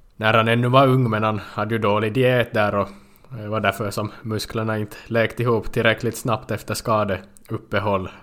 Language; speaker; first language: Swedish; native; Swedish